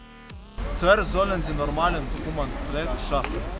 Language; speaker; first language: German; non-native, learner; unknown